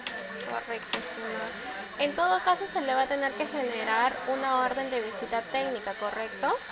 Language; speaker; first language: Spanish; native; Spanish